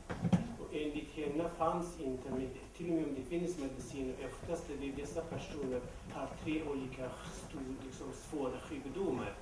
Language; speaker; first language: Swedish; non-native, local second language; Kurdish